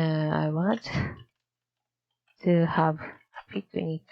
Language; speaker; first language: English; non-native, learner; Japanese